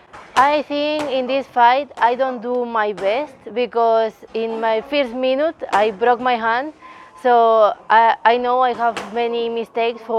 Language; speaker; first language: English; non-native, learner; Spanish